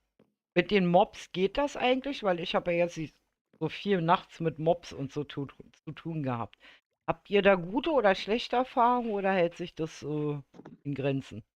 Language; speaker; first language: German; native; German